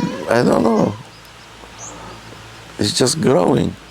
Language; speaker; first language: English; non-native, learner; Polish